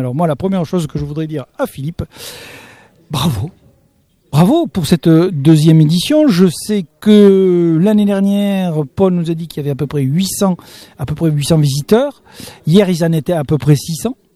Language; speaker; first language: French; native; French